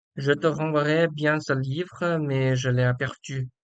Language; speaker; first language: French; non-native, learner; Chinese